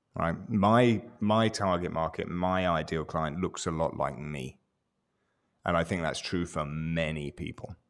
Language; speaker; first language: English; native; English